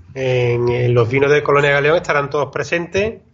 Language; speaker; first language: Spanish; native; Spanish